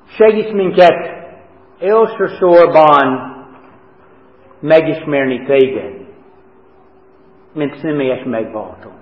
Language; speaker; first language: Hungarian; non-native, learner; English